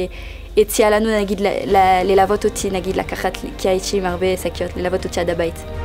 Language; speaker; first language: Hebrew; early bilingual, heritage; French